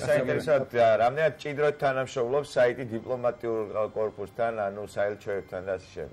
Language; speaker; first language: Georgian; native; Georgian